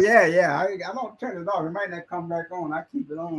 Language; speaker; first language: English; native; English